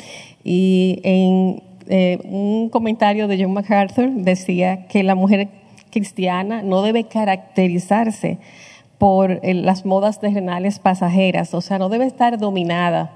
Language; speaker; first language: Spanish; native; Spanish